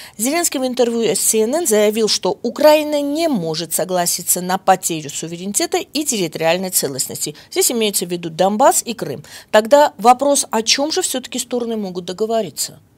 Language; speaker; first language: Russian; non-native, local second language; Armenian